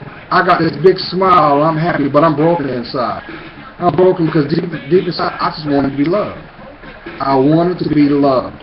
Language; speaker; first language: English; native; English